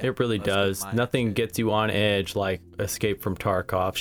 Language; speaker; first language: English; native; English